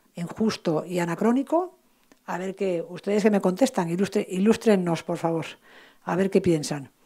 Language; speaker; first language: Spanish; native; Spanish